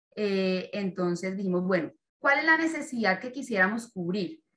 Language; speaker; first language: Spanish; native; Spanish